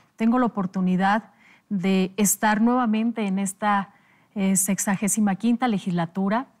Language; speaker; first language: Spanish; native; Spanish